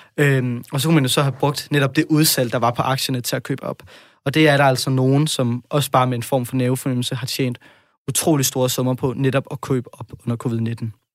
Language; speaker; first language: Danish; native; Danish